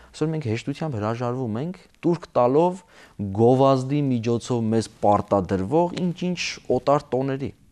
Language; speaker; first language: Armenian; native; Armenian